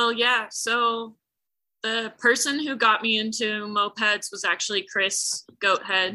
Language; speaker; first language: English; native; English